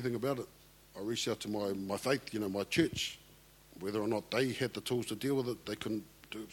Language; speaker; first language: English; native; English